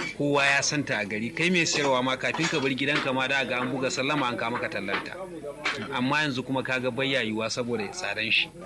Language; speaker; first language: Hausa; native; Hausa